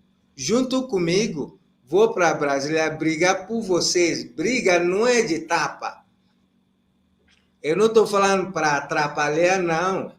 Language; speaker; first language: Portuguese; non-native, fluent; Igbo